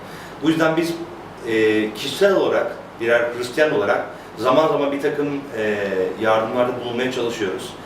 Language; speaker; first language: Turkish; native; Turkish